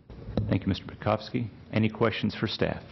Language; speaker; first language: English; native; English